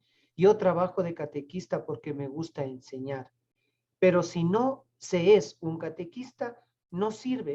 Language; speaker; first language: Spanish; native; Spanish